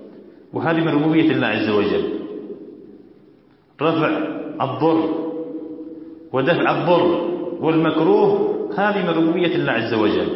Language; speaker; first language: Arabic; native; Arabic